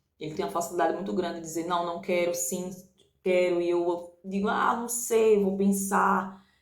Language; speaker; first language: Portuguese; native; Portuguese